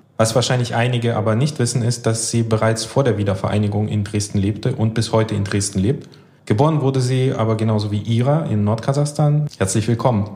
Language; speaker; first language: German; early bilingual, other home language; Russian